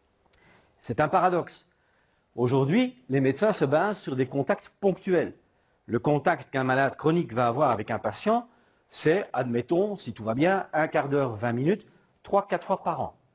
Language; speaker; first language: French; native; French